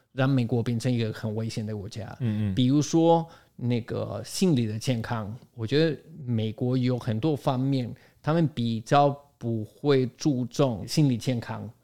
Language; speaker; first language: Chinese; non-native, fluent; Spanish